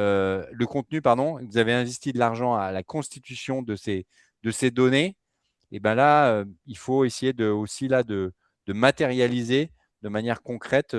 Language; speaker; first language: French; native; French